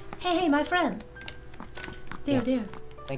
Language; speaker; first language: English; non-native, learner; Korean